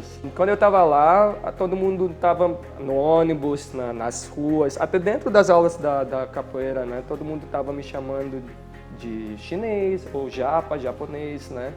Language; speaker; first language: Portuguese; non-native, fluent; Filipino